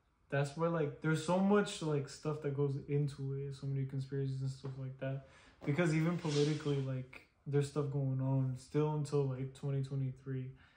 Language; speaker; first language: English; early bilingual, other home language; Spanish